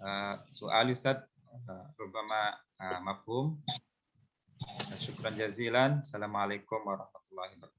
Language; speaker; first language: Arabic; non-native, learner; Indonesian